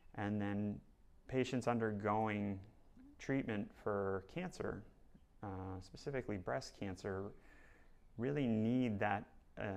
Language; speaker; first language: English; native; English